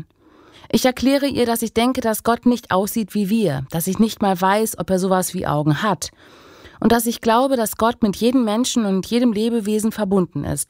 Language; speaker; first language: German; native; German